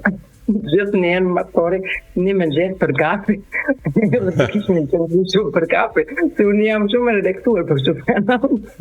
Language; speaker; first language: Albanian; non-native, learner; German